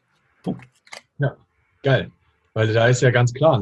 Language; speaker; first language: German; native; German